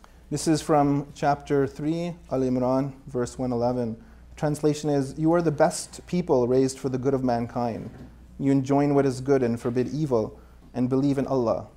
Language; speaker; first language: English; native; English